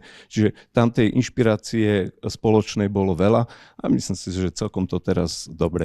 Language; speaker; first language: Slovak; native; Slovak